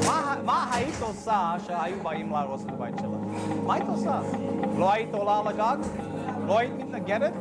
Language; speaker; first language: Hebrew; non-native, fluent; English